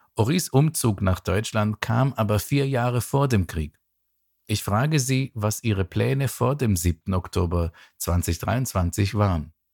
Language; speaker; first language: German; non-native, fluent; Hebrew